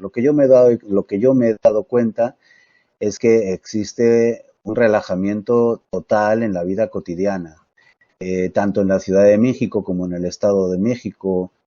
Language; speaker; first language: Spanish; native; Spanish